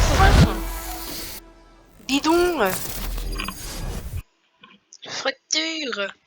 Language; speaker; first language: French; native; French